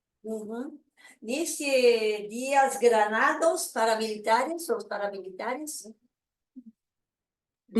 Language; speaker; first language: Spanish; non-native, fluent; Portuguese